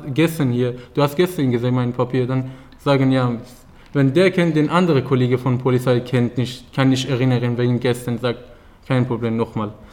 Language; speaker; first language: German; non-native, learner; Persian